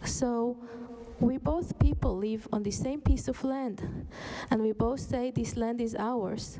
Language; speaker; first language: English; non-native, fluent; Hebrew